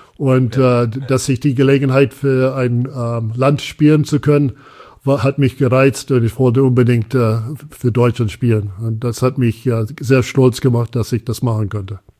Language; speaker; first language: German; early bilingual, heritage; English